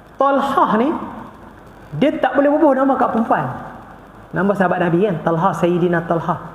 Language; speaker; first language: Malay; native; Malay